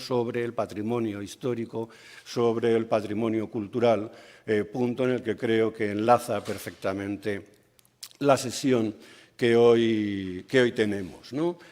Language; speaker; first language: Spanish; native; Spanish